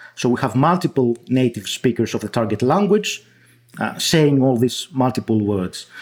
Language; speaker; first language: English; non-native, fluent; Greek